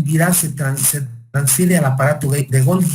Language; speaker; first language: Spanish; native; Spanish